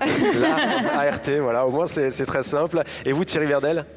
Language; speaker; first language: French; native; French